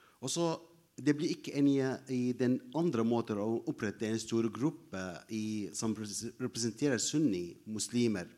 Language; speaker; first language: Norwegian; non-native, fluent; Arabic